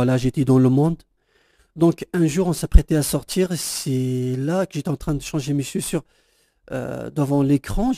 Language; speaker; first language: French; non-native, local second language; Kabyle